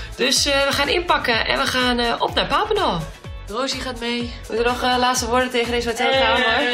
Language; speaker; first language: Dutch; native; Dutch